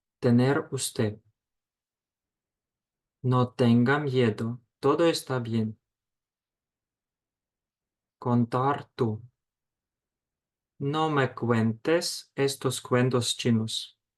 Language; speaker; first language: Spanish; non-native, fluent; Ukrainian